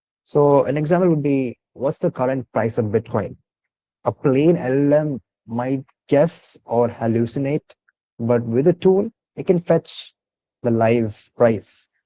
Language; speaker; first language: English; non-native, local second language; Malayalam